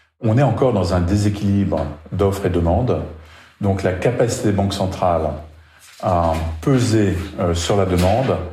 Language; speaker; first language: French; native; French